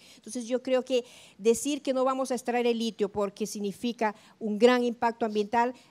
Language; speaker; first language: Spanish; native; Spanish